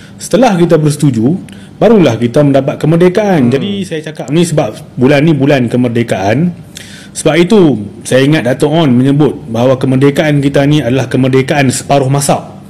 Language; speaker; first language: Malay; native; Malay